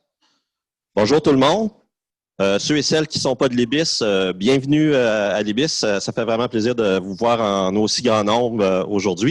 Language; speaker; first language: French; native; French